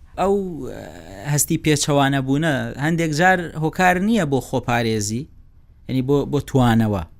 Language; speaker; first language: Central Kurdish; native; Central Kurdish